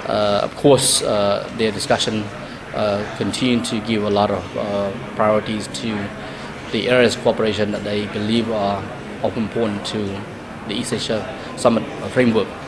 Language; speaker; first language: English; non-native, fluent; Khmer